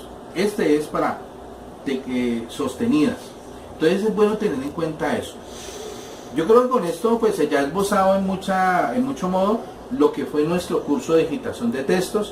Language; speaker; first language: Spanish; native; Spanish